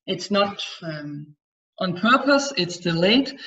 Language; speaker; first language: English; non-native, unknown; Danish